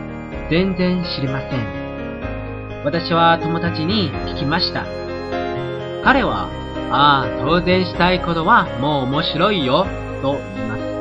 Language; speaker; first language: Japanese; non-native, learner; Chinese